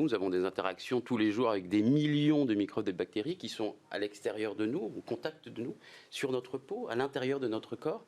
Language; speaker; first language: French; native; French